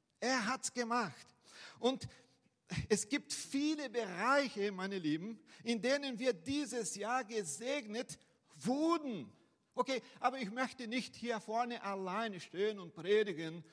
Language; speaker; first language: German; non-native, fluent; Portuguese